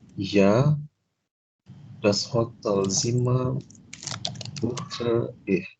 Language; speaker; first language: German; non-native, learner; Indonesian